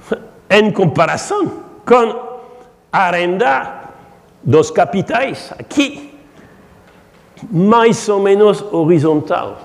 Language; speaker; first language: Portuguese; non-native, learner; French